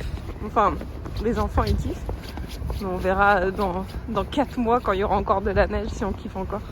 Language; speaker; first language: French; native; French